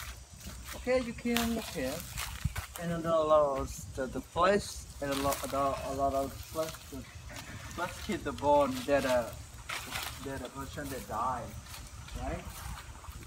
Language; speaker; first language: English; non-native, learner; Khmer